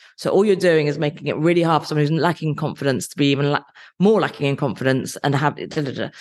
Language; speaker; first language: English; native; English